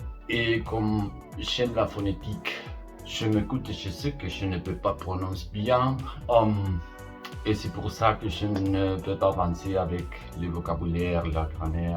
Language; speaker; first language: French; non-native, learner; Spanish